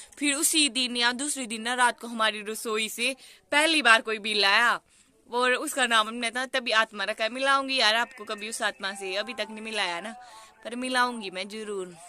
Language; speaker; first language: Hindi; non-native, local second language; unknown